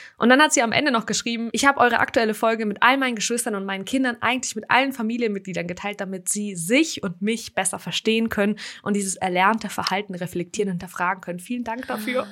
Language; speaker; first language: German; early bilingual, other home language; Russian